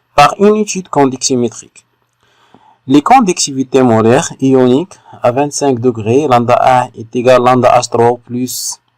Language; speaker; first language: French; non-native, local second language; Arabic